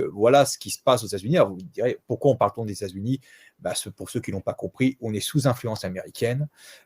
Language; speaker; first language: French; native; French